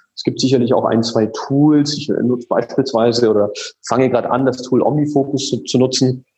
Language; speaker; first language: German; native; German